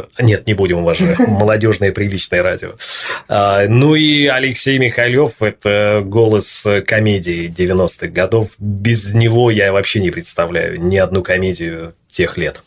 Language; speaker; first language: Russian; native; Russian